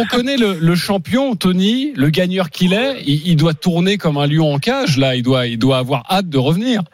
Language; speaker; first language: French; native; French